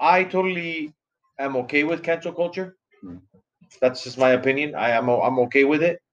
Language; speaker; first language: English; early bilingual, other home language; Spanish